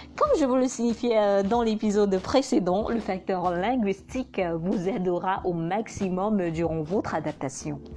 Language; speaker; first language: French; non-native, local second language; Hausa